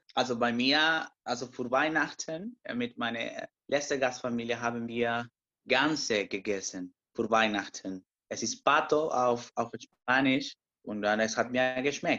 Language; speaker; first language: German; non-native, learner; Spanish